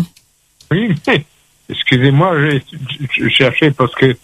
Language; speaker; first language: French; non-native, local second language; Réunion Creole French